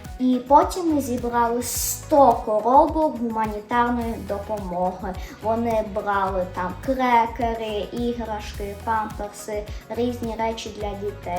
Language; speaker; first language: Ukrainian; early bilingual, heritage; German